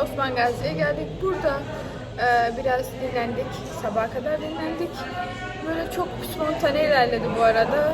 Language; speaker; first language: Turkish; early bilingual, heritage; Turkish